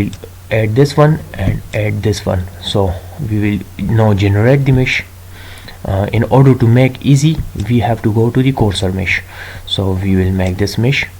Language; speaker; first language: English; non-native, local second language; Urdu